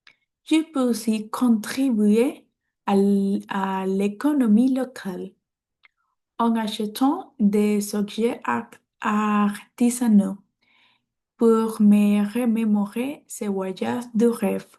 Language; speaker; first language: French; non-native, learner; Spanish